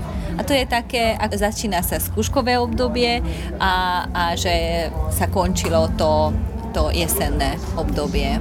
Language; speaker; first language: Slovak; non-native, local second language; Hungarian